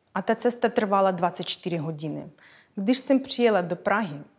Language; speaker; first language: Czech; non-native, fluent; Ukrainian